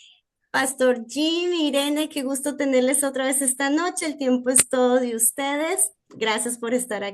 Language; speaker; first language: Spanish; native; Spanish